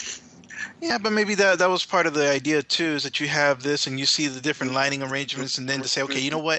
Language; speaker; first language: English; native; English